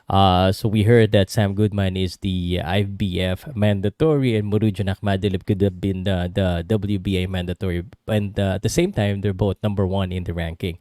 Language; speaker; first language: English; non-native, local second language; Filipino